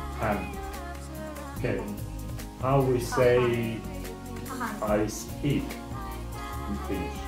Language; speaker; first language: English; non-native, fluent; Russian